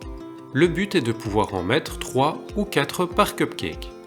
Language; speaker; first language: French; native; French